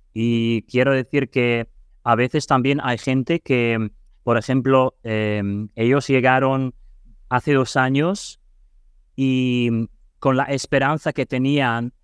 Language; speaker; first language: Spanish; non-native, fluent; Ukrainian